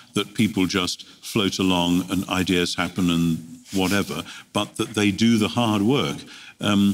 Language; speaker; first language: English; native; English